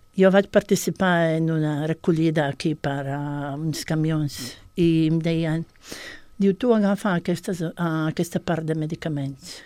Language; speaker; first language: Catalan; non-native, fluent; Bosnian